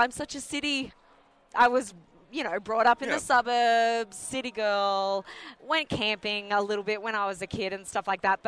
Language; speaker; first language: English; native; English